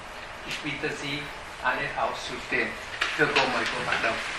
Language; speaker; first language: German; non-native, fluent; Vietnamese